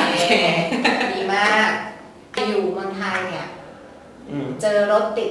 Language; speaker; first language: Thai; native; Thai